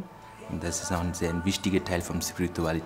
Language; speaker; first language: German; non-native, fluent; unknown